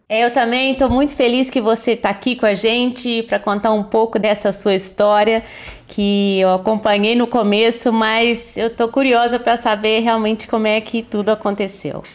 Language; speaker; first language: Portuguese; native; Portuguese